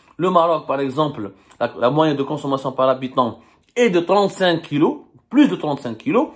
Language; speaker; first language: French; non-native, local second language; Arabic